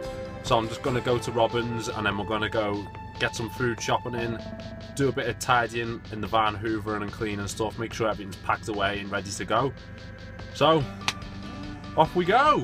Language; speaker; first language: English; native; English